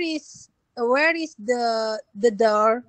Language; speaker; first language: English; non-native, learner; Indonesian